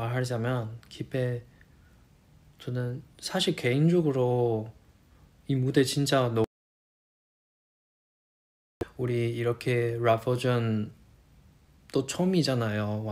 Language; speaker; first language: Korean; non-native, fluent; Chinese